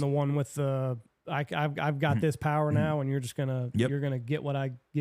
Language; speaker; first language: English; native; English